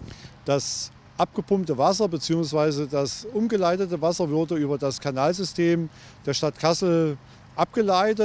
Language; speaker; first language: German; native; German